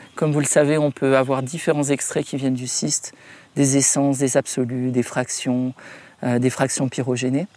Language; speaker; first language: French; native; French